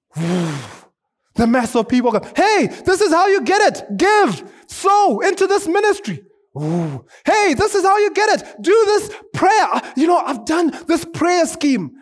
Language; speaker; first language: English; non-native, local second language; Shona